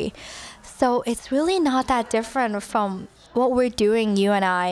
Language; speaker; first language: English; early bilingual, other home language; Cantonese